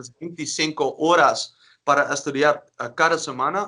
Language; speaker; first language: Spanish; non-native, learner; Dutch